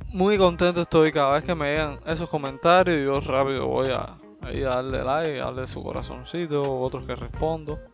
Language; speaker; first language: Spanish; native; Spanish